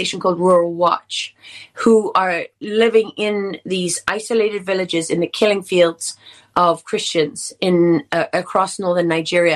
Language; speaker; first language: English; native; English